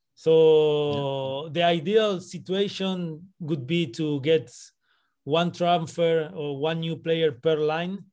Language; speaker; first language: English; non-native, fluent; Spanish